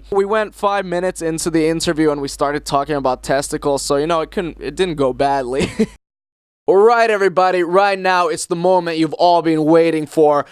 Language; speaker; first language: English; non-native, fluent; Finnish